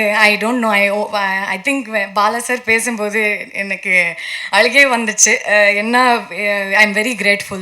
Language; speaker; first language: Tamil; non-native, learner; Kannada